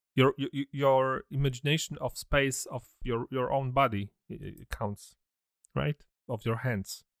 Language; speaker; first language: English; non-native, fluent; Polish